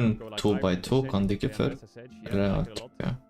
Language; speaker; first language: Norwegian; native; Norwegian